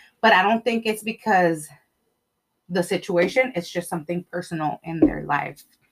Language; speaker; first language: English; early bilingual, other home language; Spanish